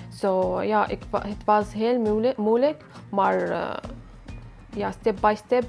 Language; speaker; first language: Dutch; non-native, learner; Arabic